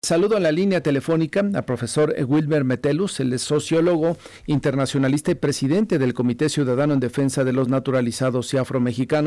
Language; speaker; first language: Spanish; native; Spanish